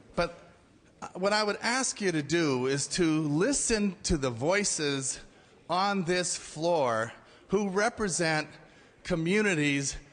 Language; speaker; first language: English; native; English